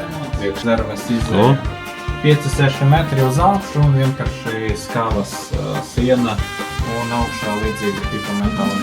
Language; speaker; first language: Latvian; non-native, local second language; Russian